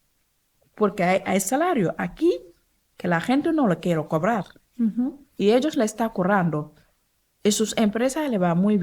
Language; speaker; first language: Spanish; non-native, learner; Wolof